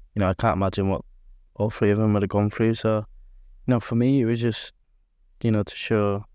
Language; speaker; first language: English; native; English